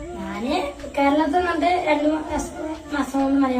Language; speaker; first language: Malayalam; non-native, local second language; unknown